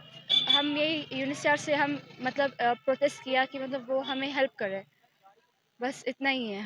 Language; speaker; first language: Hindi; non-native, learner; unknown